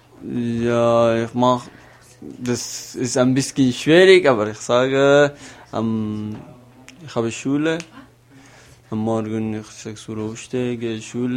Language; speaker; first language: German; non-native, learner; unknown